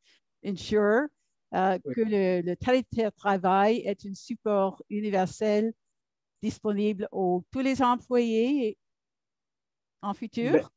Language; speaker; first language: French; non-native, learner; English